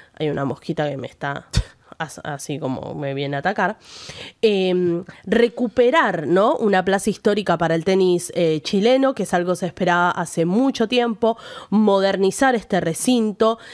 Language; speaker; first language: Spanish; native; Spanish